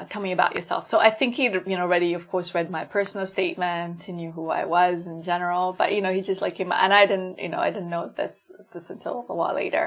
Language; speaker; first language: English; non-native, local second language; Ganda